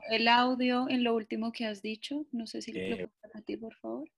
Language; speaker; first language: Spanish; native; Spanish